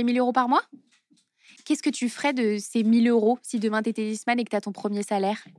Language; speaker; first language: French; native; French